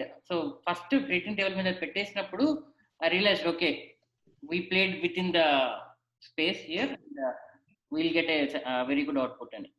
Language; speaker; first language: Telugu; native; Telugu